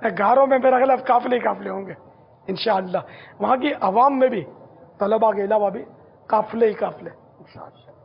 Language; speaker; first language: Urdu; non-native, local second language; Memoni